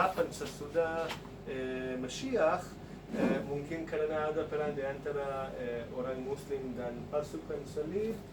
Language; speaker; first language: Indonesian; non-native, fluent; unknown